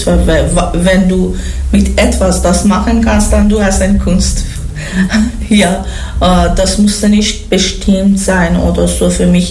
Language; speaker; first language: German; non-native, learner; Persian